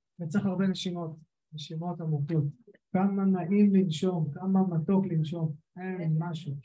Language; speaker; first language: Hebrew; native; Hebrew